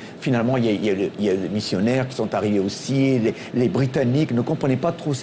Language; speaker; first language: French; non-native, local second language; Tamil